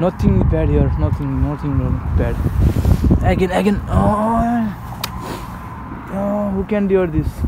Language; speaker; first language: English; non-native, learner; Nepali